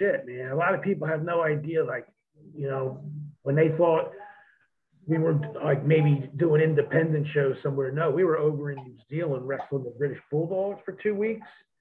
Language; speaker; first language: English; native; English